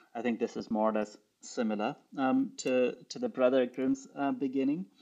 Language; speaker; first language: English; non-native, local second language; Urdu